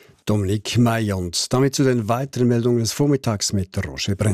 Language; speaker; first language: German; native; German